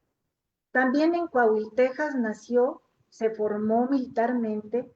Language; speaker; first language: Spanish; native; Spanish